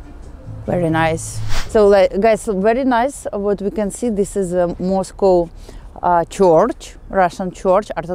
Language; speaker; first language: English; non-native, fluent; Russian